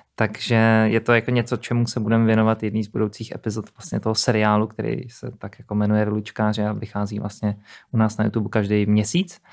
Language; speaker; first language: Czech; native; Czech